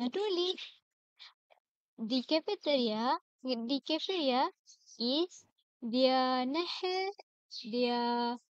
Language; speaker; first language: German; non-native, learner; Malay